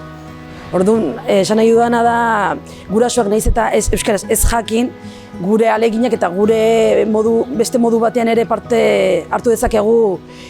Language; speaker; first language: Basque; non-native, local second language; Arabic